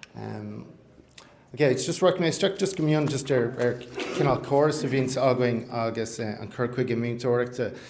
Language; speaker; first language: Irish; non-native, local second language; English